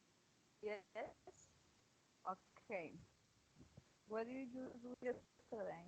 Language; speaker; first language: English; non-native, learner; Spanish